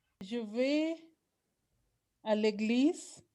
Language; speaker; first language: French; non-native, learner; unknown